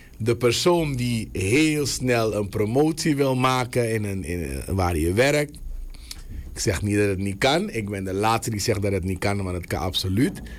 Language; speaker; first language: Dutch; native; Dutch